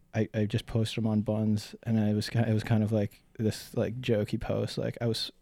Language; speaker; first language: English; native; English